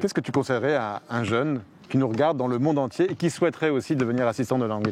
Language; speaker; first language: French; native; French